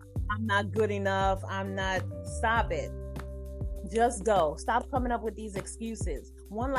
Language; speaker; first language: English; non-native, local second language; Jamaican Creole English